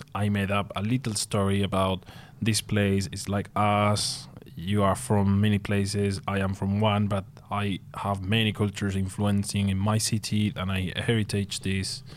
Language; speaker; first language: English; non-native, fluent; Spanish